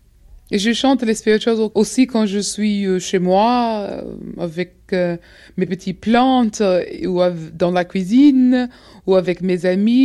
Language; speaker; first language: French; non-native, fluent; English